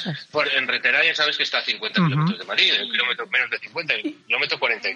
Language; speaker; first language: Spanish; native; Spanish